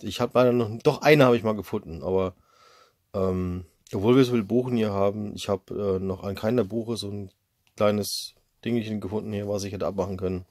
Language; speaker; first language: German; native; German